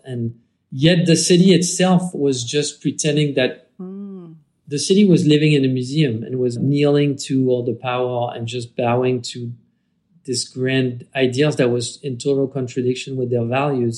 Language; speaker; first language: English; non-native, fluent; French